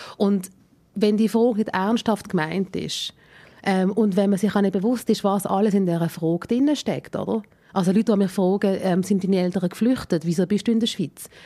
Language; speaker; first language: German; early bilingual, other home language; Malayalam